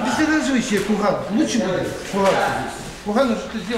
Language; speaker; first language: Russian; native; Russian